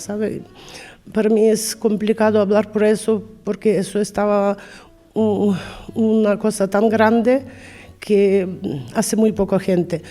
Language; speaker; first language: Spanish; non-native, learner; Ukrainian